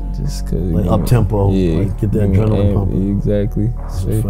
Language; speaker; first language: English; native; English